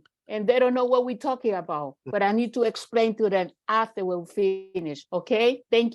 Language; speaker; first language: English; non-native, fluent; Spanish